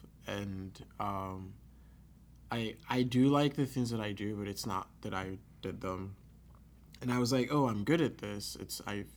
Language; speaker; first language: English; non-native, local second language; Yoruba